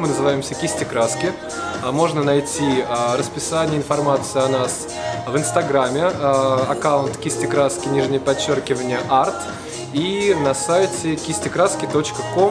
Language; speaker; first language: Russian; native; Russian